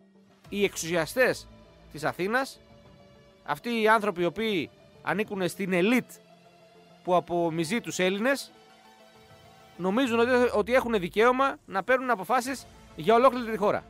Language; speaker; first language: Greek; native; Greek